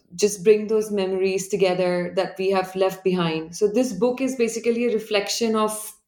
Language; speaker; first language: English; non-native, local second language; Hindi